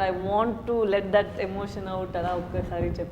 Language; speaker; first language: Telugu; non-native, fluent; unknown